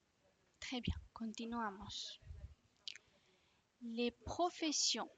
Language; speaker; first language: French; non-native, fluent; Spanish